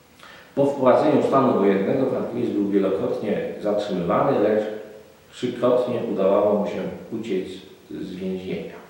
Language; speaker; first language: Polish; native; Polish